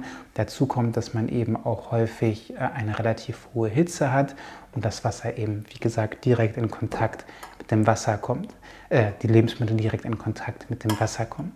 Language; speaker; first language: German; native; German